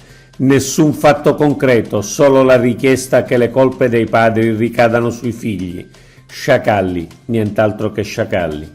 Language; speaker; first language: Italian; native; Italian